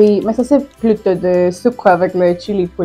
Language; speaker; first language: French; non-native, learner; Spanish